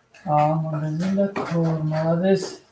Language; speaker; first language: Russian; non-native, fluent; Tajik